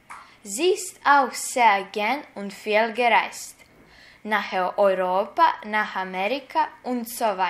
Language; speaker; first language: German; non-native, fluent; Serbian